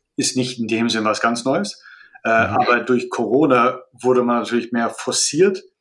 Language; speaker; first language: German; non-native, fluent; Malay